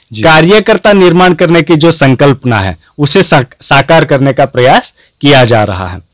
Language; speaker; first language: Hindi; non-native, local second language; Gujarati